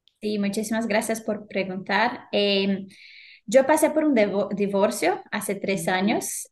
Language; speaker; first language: Spanish; non-native, fluent; Portuguese